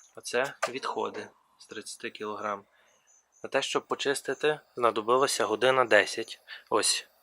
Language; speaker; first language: Ukrainian; native; Ukrainian